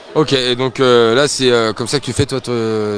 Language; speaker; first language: French; native; French